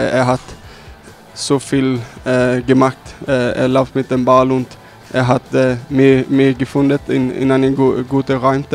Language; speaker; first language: German; non-native, learner; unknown